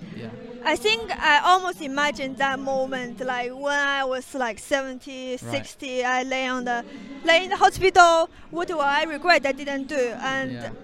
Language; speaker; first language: English; non-native, fluent; Chinese